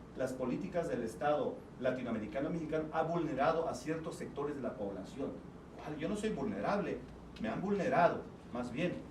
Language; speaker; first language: Spanish; non-native, local second language; Tzeltal